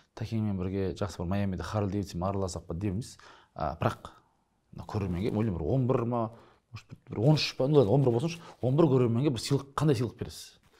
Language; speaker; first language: Kazakh; native; Kazakh